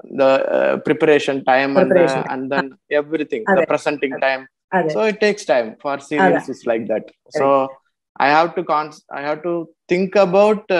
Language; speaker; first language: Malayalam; non-native, learner; Tamil